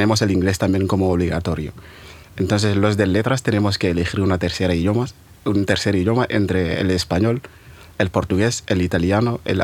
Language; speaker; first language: Spanish; non-native, fluent; Mandingo